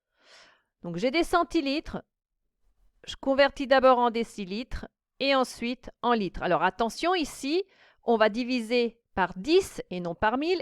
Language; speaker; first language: French; native; French